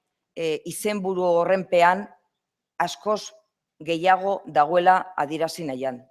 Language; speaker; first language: Basque; native; Basque